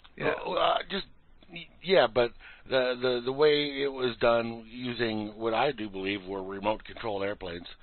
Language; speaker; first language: English; native; English